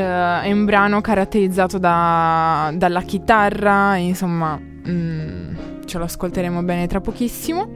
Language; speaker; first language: Italian; native; Italian